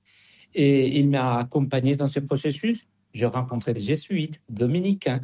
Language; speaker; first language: French; non-native, fluent; Spanish